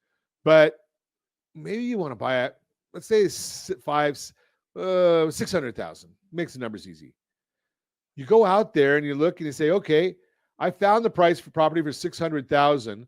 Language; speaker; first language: English; native; English